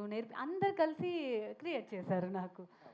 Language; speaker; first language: Telugu; non-native, learner; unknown